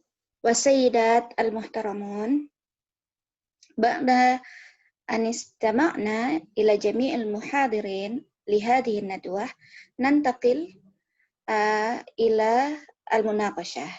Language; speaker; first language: Arabic; non-native, fluent; Indonesian